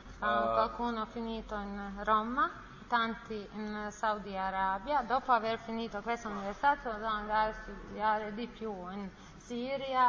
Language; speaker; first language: Italian; non-native, learner; Bosnian